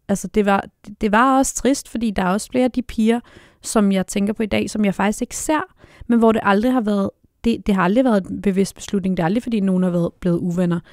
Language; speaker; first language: Danish; native; Danish